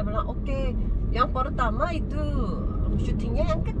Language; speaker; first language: Indonesian; non-native, learner; Korean